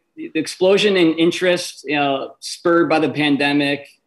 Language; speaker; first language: English; native; English